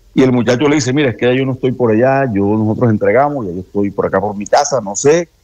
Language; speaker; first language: Spanish; native; Spanish